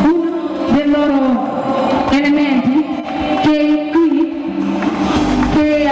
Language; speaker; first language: Italian; non-native, fluent; Wolof